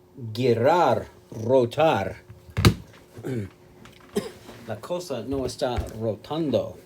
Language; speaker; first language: Spanish; non-native, learner; English